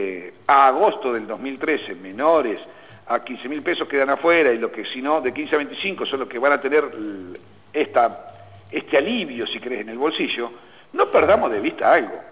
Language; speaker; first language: Spanish; native; Spanish